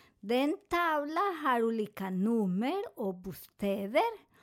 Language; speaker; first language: Swedish; non-native, fluent; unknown